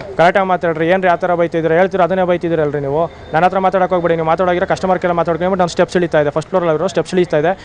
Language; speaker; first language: Kannada; native; Kannada